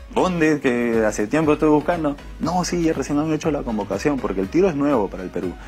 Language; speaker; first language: Spanish; native; Spanish